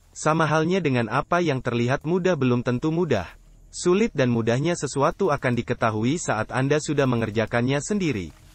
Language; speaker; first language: Indonesian; non-native, local second language; Buginese